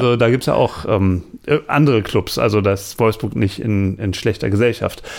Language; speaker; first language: German; native; German